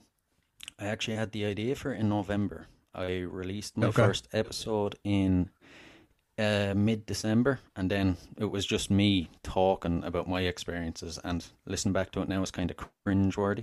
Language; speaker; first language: English; native; English